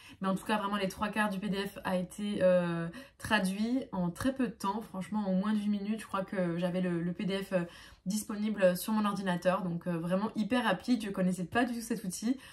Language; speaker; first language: French; native; French